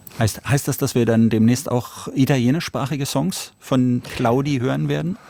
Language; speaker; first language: German; native; German